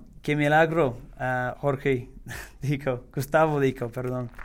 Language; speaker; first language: Spanish; non-native, learner; English